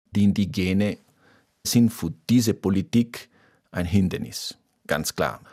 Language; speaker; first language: German; non-native, fluent; Portuguese